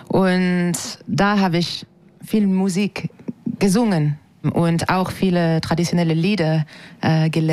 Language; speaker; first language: German; non-native, fluent; French